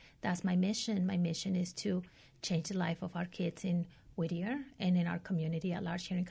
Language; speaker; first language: English; non-native, fluent; Spanish